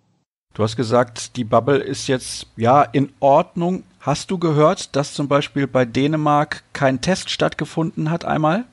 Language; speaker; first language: German; native; German